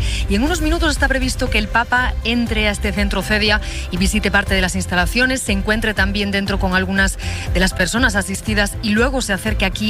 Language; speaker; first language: Spanish; native; Spanish